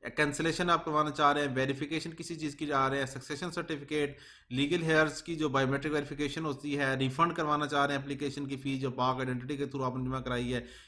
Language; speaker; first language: Urdu; native; Urdu